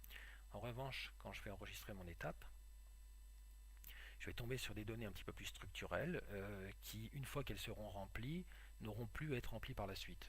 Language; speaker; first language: French; native; French